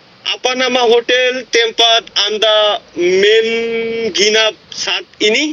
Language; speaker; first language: Indonesian; non-native, learner; Bangla